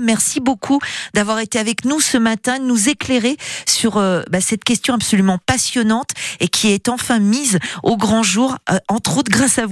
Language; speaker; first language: French; native; French